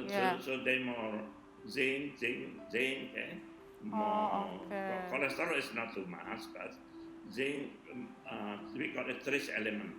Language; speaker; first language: English; non-native, learner; Indonesian